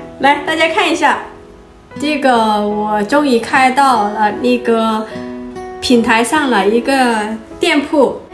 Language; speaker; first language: Chinese; non-native, fluent; Lao